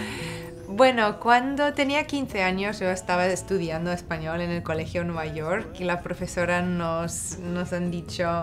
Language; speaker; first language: Spanish; non-native, fluent; English